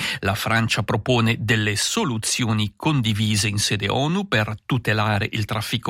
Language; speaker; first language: Italian; native; Italian